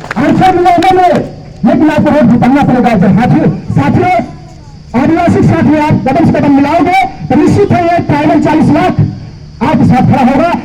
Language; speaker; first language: Hindi; native; Hindi